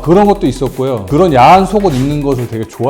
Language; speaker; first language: Korean; native; Korean